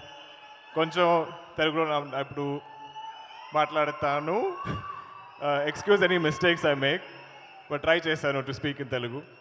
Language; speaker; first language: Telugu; non-native, learner; Malayalam